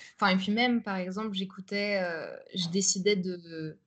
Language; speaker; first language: French; native; French